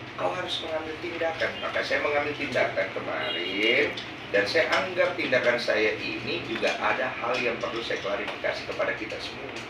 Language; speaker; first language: Indonesian; native; Indonesian